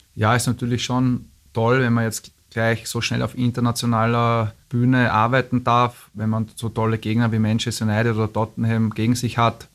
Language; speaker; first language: German; native; German